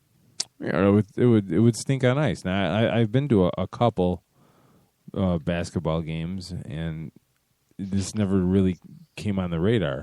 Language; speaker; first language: English; native; English